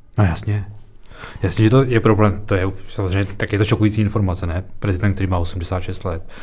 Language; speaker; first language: Czech; native; Czech